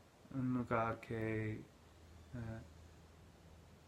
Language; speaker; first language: Spanish; non-native, learner; English